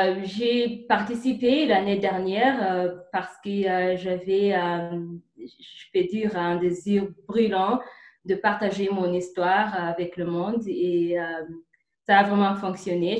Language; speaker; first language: French; non-native, fluent; Kinyarwanda